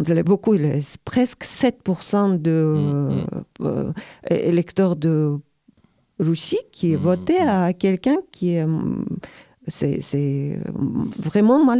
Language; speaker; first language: French; non-native, learner; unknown